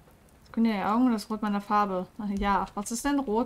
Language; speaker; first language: German; native; German